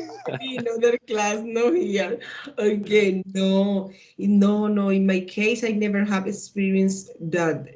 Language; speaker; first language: English; non-native, learner; Spanish